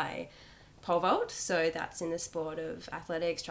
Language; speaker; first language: English; native; English